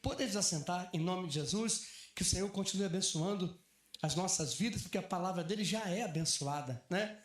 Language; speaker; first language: Portuguese; native; Portuguese